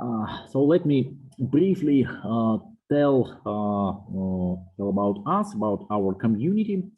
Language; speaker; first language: English; non-native, fluent; Russian